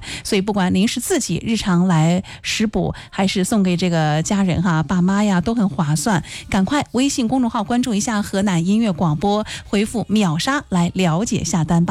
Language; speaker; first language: Chinese; native; Chinese